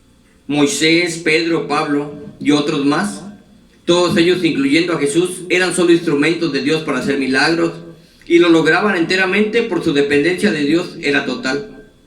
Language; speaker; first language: Spanish; native; Spanish